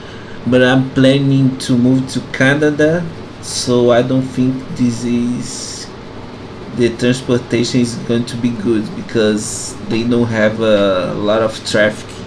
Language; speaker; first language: English; non-native, fluent; Portuguese